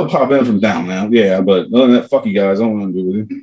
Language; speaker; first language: English; native; English